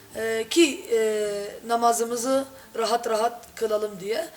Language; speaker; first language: Turkish; non-native, fluent; Arabic